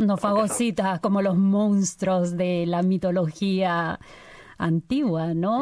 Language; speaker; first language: Spanish; native; Spanish